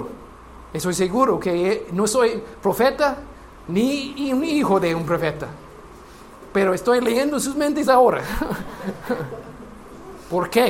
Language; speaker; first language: Spanish; non-native, learner; English